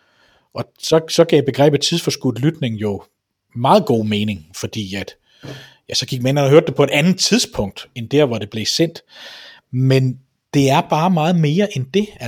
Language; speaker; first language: Danish; native; Danish